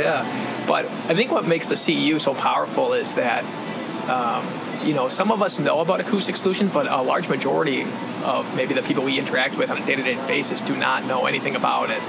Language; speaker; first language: English; native; English